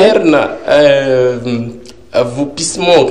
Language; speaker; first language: Russian; non-native, learner; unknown